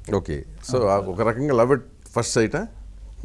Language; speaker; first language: Telugu; native; Telugu